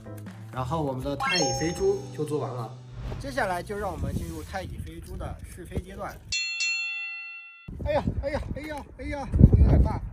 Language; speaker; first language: Chinese; native; Chinese